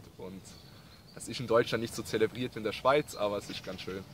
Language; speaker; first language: German; native; German